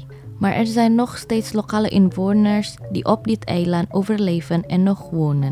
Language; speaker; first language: Dutch; non-native, fluent; Indonesian